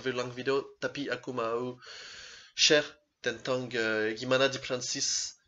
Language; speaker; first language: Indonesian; non-native, learner; French